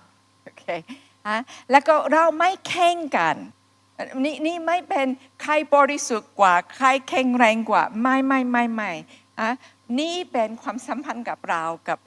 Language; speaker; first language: Thai; non-native, fluent; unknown